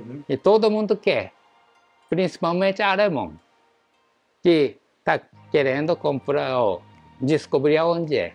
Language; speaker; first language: Portuguese; non-native, learner; Japanese